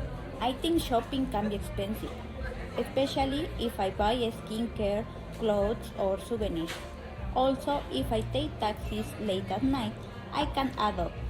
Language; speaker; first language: English; non-native, learner; Spanish